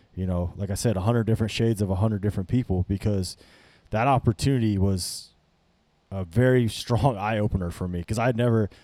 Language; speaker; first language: English; native; English